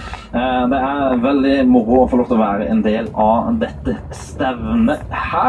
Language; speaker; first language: Norwegian; native; Norwegian